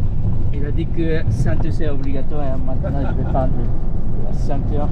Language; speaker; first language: French; non-native, learner; Japanese